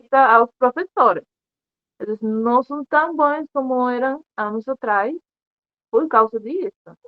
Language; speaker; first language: Portuguese; non-native, learner; Spanish